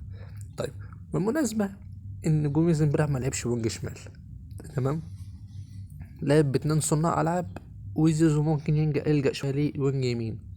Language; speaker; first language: Arabic; native; Arabic